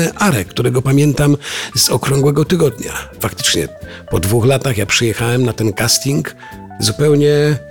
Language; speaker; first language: Polish; native; Polish